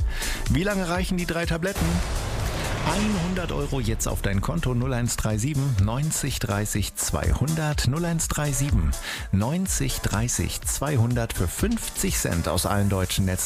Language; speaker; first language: German; native; German